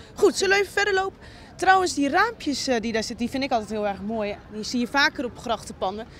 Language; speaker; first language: Dutch; native; Dutch